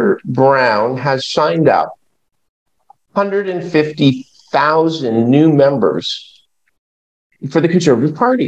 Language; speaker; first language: English; native; English